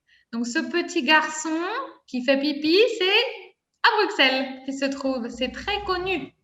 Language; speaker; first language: French; non-native, fluent; Spanish